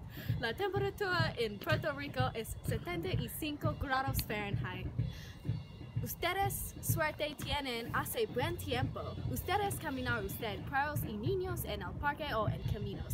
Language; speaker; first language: Spanish; non-native, learner; English